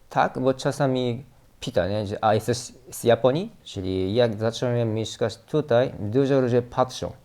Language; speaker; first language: Polish; non-native, learner; Japanese